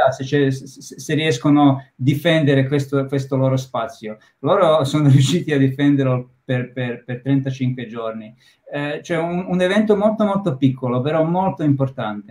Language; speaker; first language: Italian; non-native, fluent; Croatian